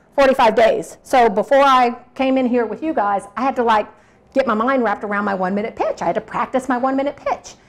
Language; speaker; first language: English; native; English